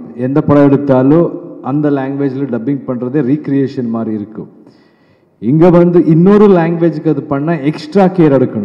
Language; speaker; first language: Tamil; non-native, learner; Kannada